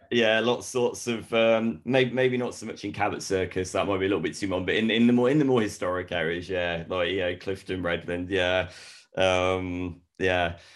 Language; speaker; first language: English; native; English